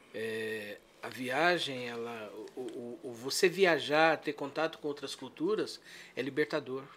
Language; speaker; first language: Portuguese; native; Portuguese